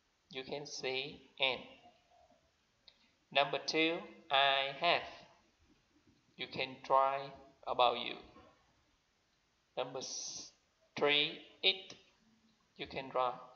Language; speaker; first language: English; non-native, learner; Vietnamese